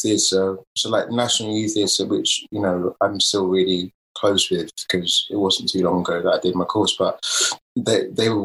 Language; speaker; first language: English; native; English